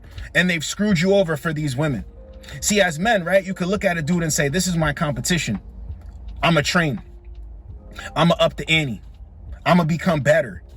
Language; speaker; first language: English; native; English